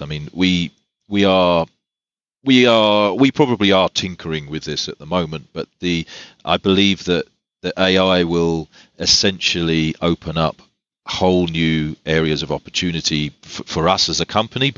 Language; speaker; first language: English; native; English